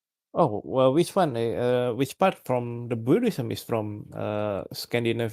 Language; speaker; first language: English; non-native, learner; Indonesian